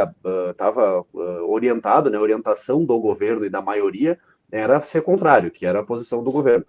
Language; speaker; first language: Portuguese; native; Portuguese